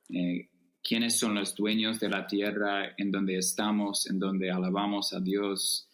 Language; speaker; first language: Spanish; non-native, fluent; English